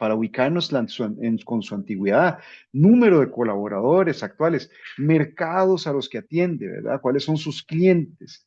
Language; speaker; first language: Spanish; native; Spanish